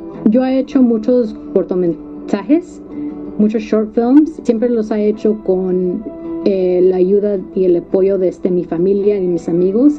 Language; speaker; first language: Spanish; early bilingual, heritage; Spanish